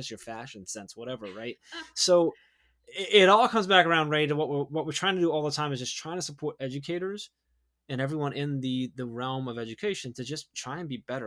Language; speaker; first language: English; native; English